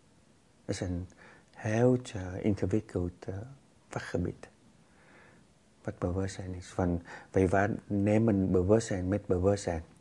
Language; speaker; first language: Dutch; non-native, fluent; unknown